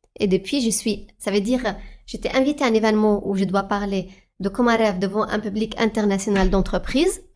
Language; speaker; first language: French; non-native, fluent; Arabic